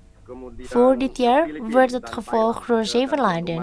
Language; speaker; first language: Dutch; non-native, fluent; Indonesian